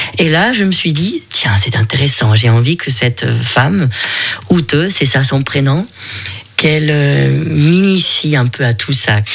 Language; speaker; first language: French; non-native, fluent; German